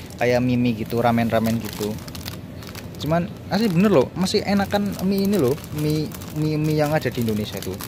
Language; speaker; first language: Indonesian; native; Indonesian